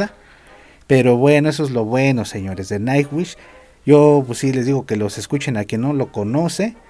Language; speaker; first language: Spanish; native; Spanish